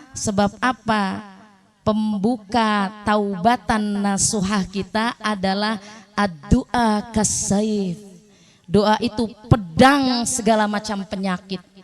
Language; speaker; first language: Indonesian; native; Indonesian